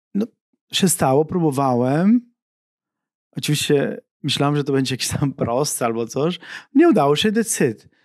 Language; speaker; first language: Polish; non-native, fluent; Italian